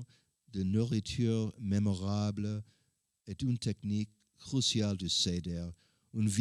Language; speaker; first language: French; non-native, learner; English